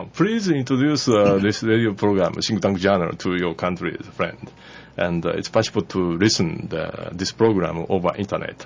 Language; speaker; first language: English; non-native, learner; Japanese